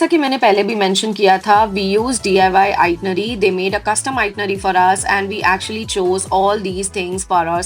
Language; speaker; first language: English; non-native, local second language; Hindi